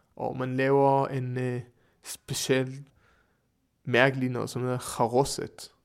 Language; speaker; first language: Danish; non-native, fluent; Hebrew